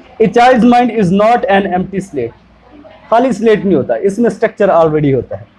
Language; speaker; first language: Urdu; non-native, local second language; Punjabi